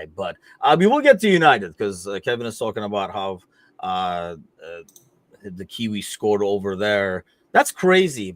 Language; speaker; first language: English; native; English